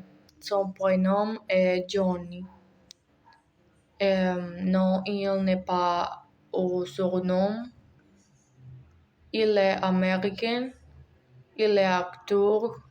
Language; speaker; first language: French; non-native, learner; Spanish